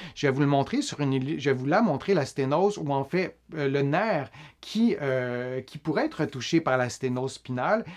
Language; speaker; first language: French; native; French